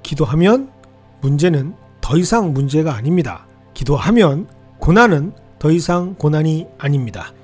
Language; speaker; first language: Korean; native; Korean